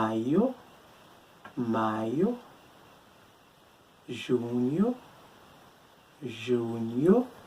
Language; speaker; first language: Portuguese; non-native, learner; Haitian Creole